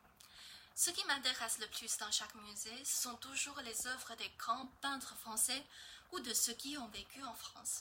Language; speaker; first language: French; non-native, learner; Chinese